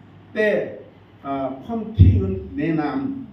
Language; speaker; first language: Thai; non-native, learner; Korean